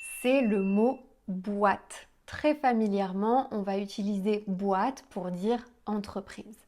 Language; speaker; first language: French; native; French